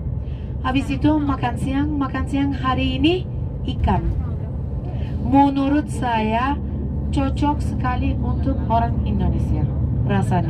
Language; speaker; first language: Indonesian; non-native, fluent; Turkish